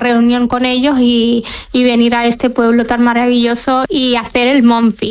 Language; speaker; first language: Spanish; non-native, fluent; Arabic